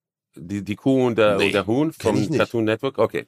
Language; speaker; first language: German; non-native, fluent; Croatian